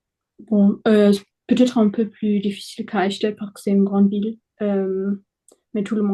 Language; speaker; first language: French; non-native, fluent; German